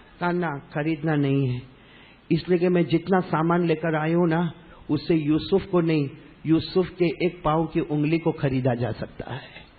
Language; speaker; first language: Urdu; native; Urdu